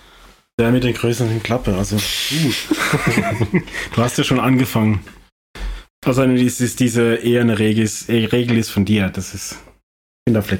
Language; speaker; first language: German; native; German